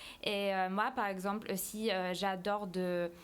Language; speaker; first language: French; non-native, fluent; Polish